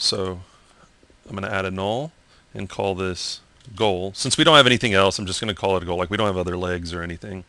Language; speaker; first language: English; native; English